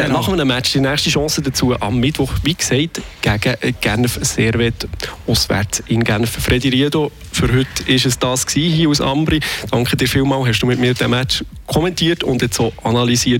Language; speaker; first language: German; native; German